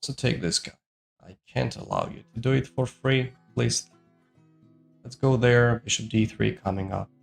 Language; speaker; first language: English; non-native, fluent; Georgian